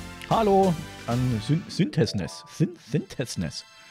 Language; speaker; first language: English; non-native, learner; German